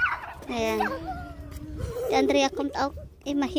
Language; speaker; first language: German; non-native, learner; Filipino